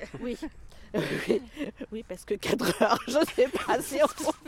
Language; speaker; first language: French; non-native, learner; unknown